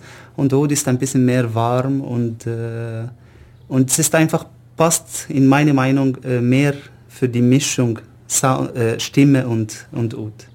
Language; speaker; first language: German; non-native, learner; Arabic